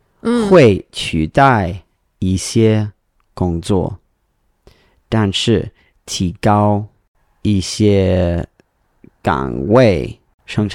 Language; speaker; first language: Chinese; non-native, learner; English